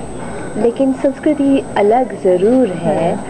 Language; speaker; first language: Hindi; native; Hindi